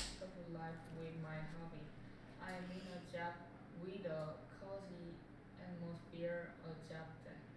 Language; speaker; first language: English; non-native, learner; Korean